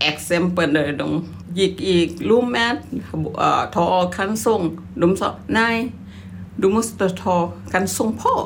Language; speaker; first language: Swedish; non-native, learner; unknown